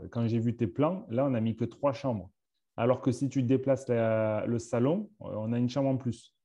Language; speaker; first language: French; native; French